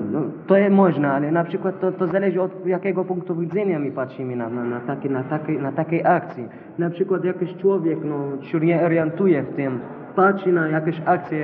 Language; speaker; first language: Polish; non-native, learner; Arabic